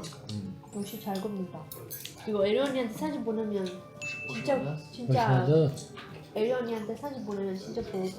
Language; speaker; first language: Korean; non-native, fluent; Persian